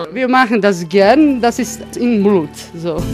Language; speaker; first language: German; non-native, learner; Croatian